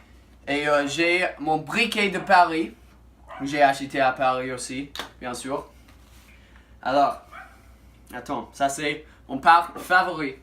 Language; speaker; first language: French; non-native, learner; English